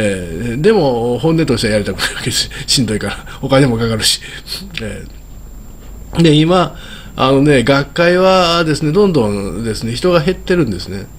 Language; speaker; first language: Japanese; native; Japanese